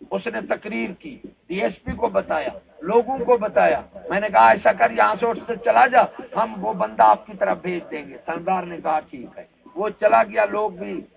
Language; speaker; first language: Urdu; non-native, local second language; Punjabi